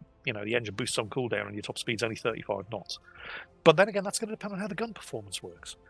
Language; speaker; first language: English; native; English